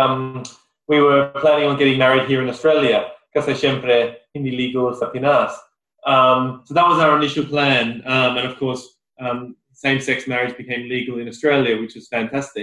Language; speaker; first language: English; native; English